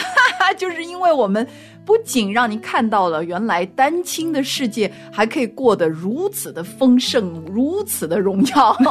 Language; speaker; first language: Chinese; native; Chinese